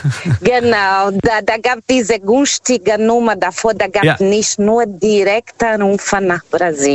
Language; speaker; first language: German; non-native, fluent; Portuguese